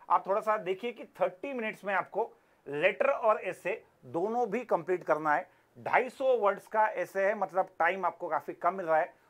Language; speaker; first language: Hindi; non-native, local second language; Marathi